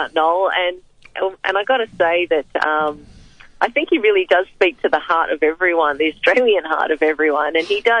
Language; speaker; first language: English; native; English